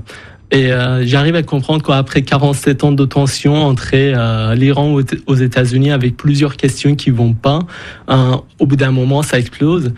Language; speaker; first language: French; non-native, fluent; Persian